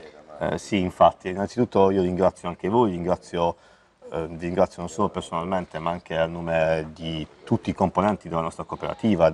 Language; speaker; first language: Italian; native; Italian